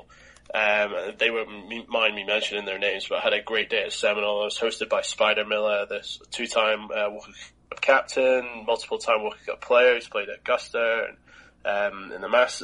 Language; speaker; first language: English; native; English